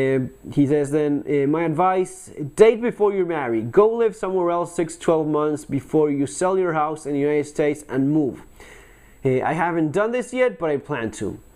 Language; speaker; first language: English; non-native, fluent; Spanish